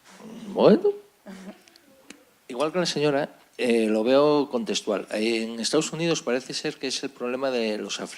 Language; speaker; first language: Spanish; native; Spanish